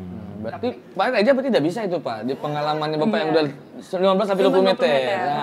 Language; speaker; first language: Indonesian; native; Indonesian